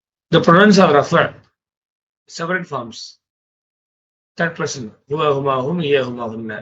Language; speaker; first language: English; non-native, local second language; Tamil